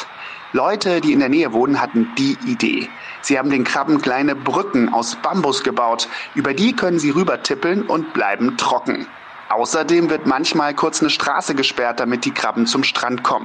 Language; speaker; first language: German; native; German